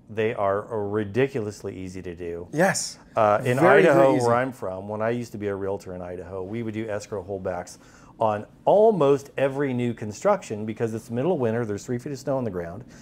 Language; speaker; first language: English; native; English